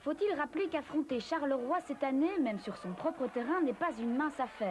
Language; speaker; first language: French; native; French